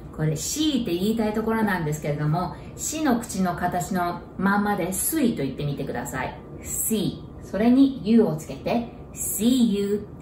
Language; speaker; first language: Japanese; native; Japanese